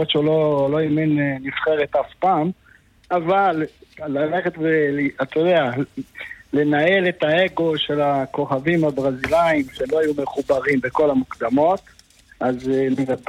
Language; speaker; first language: Hebrew; non-native, fluent; Portuguese